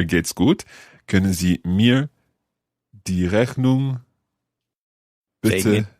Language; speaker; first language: German; non-native, learner; English